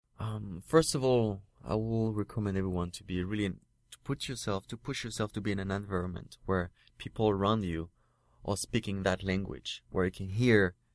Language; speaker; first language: English; non-native, fluent; French